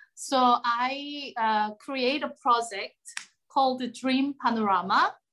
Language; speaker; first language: English; non-native, fluent; Korean